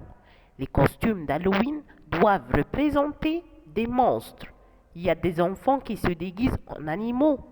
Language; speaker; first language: French; non-native, fluent; Arabic